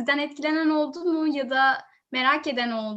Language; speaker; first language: Turkish; native; Turkish